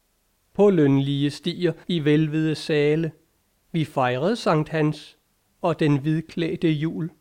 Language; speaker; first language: Danish; native; Danish